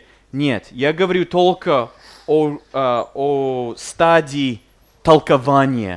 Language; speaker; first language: Russian; non-native, fluent; English